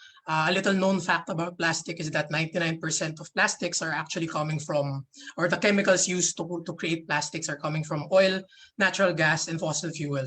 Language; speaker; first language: English; non-native, local second language; Filipino